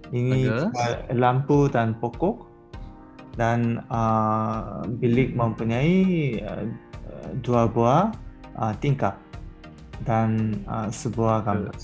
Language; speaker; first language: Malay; non-native, learner; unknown